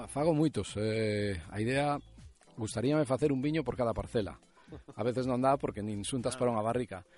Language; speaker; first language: Galician; native; Galician